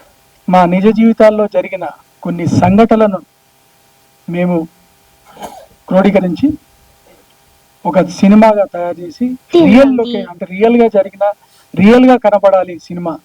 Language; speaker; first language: Telugu; native; Telugu